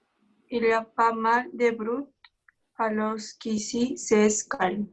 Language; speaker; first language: French; non-native, learner; Spanish